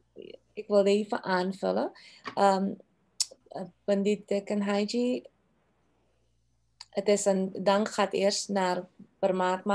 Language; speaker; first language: Dutch; non-native, local second language; Caribbean Hindustani